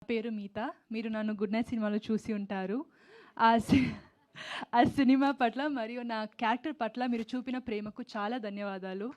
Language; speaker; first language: Telugu; non-native, local second language; Tamil